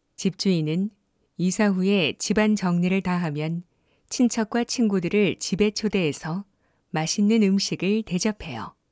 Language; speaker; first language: Korean; native; Korean